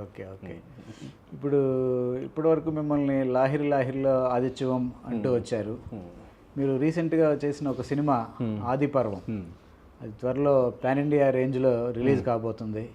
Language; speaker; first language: Telugu; native; Telugu